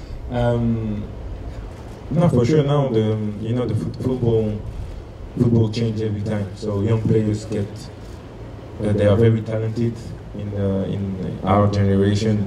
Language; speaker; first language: English; non-native, fluent; French